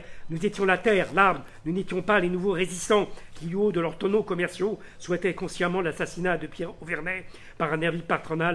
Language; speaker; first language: French; native; French